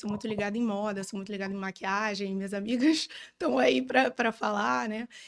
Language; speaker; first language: Portuguese; native; Portuguese